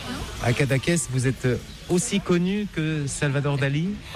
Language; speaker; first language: French; native; French